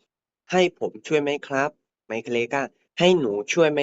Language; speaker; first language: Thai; non-native, fluent; Burmese